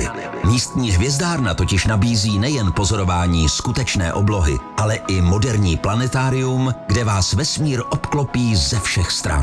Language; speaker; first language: Czech; native; Czech